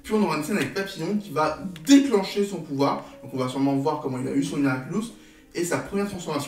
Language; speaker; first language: French; native; French